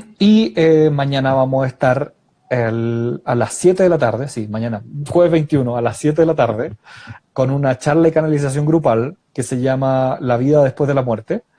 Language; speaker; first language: Spanish; native; Spanish